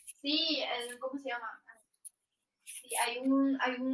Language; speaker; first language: Spanish; non-native, fluent; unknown